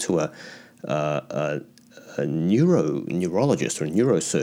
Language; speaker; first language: English; native; English